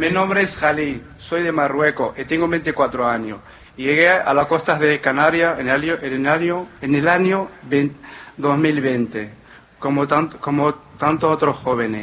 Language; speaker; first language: Spanish; non-native, fluent; Arabic